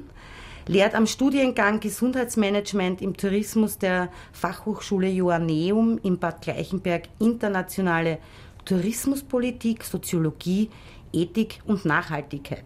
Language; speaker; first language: German; native; German